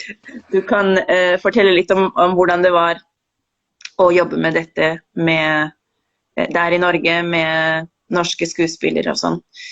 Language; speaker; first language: Norwegian; non-native, fluent; Spanish